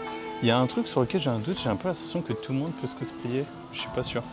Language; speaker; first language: French; native; French